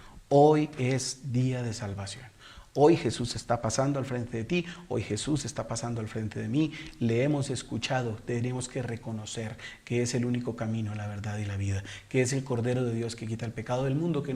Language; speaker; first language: Spanish; native; Spanish